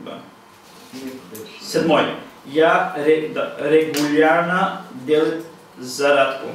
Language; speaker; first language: Russian; non-native, learner; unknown